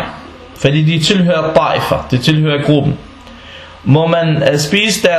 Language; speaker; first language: Danish; non-native, fluent; Arabic